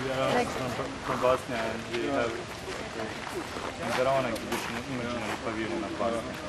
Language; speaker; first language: English; non-native, learner; Bosnian